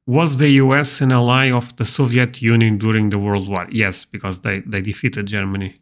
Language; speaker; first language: English; non-native, fluent; Portuguese